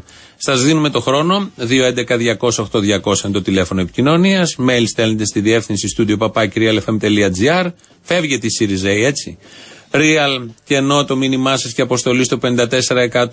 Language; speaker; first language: Greek; native; Greek